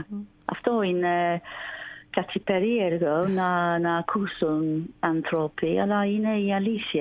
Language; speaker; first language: Greek; non-native, learner; English